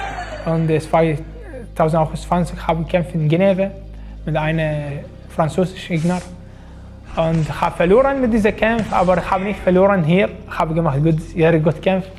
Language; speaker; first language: German; non-native, local second language; Arabic